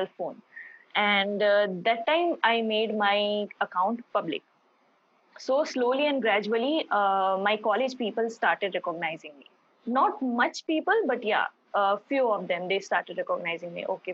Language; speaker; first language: English; non-native, local second language; Hindi